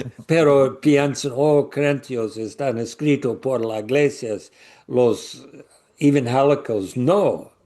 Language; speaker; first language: Spanish; non-native, learner; English